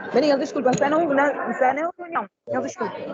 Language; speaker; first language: Portuguese; non-native, local second language; Kabuverdianu